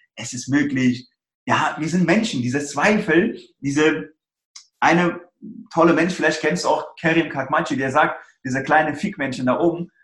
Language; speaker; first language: German; early bilingual, other home language; Persian